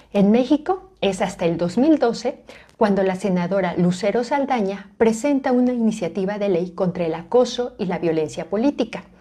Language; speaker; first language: Spanish; native; Spanish